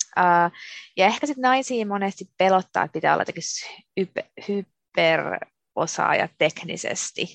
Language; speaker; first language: Finnish; native; Finnish